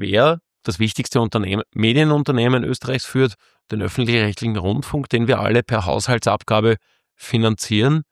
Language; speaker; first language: German; native; German